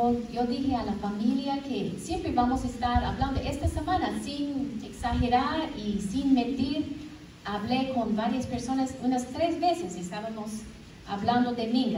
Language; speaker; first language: Spanish; non-native, fluent; English